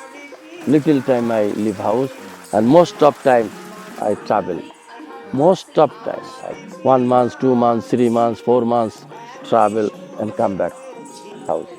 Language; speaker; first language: English; non-native, learner; Bangla